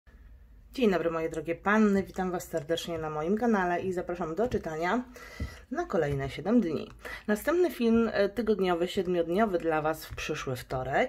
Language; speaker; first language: Polish; native; Polish